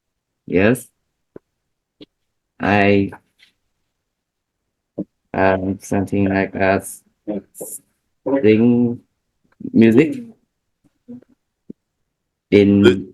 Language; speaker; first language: English; non-native, learner; Vietnamese